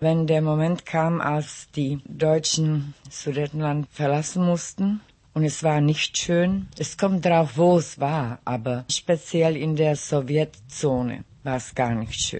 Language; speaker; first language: German; non-native, local second language; Czech